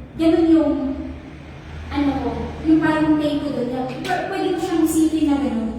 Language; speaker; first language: Filipino; native; Filipino